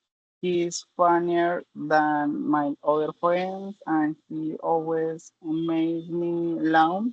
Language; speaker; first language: English; non-native, learner; Spanish